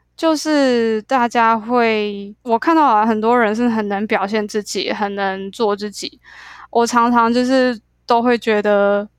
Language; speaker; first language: Chinese; native; Chinese